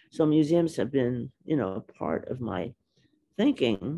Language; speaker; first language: English; native; English